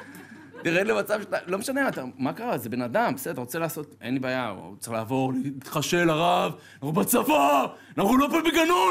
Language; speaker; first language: Hebrew; native; Hebrew